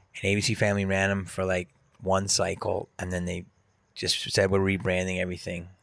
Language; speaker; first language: English; native; English